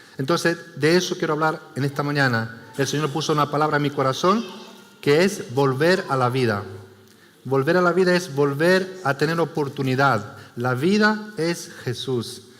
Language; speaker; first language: Spanish; non-native, fluent; Romanian